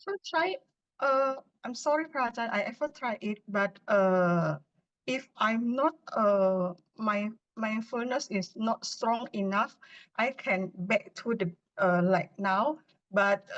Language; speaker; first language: English; non-native, learner; Indonesian